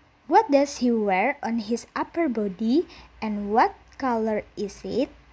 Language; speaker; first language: English; non-native, fluent; Indonesian